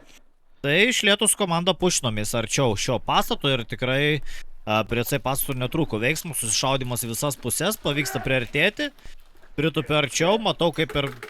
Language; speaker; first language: Lithuanian; native; Lithuanian